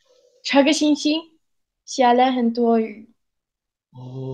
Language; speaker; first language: Chinese; non-native, learner; Spanish